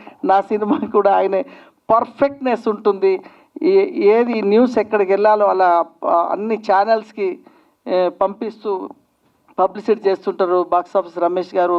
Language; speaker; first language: Telugu; native; Telugu